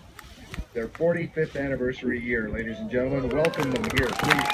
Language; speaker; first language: English; native; English